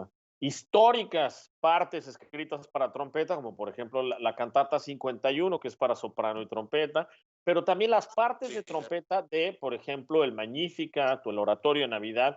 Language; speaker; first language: Spanish; native; Spanish